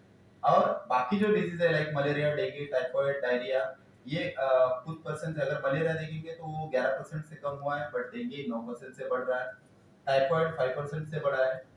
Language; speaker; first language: Hindi; non-native, local second language; Marathi